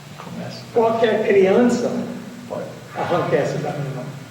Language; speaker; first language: Portuguese; non-native, fluent; English